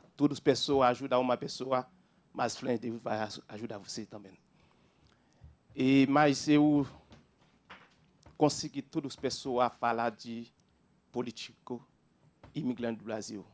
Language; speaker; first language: Portuguese; non-native, learner; Haitian Creole